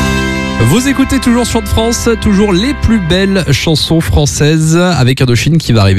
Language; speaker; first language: French; native; French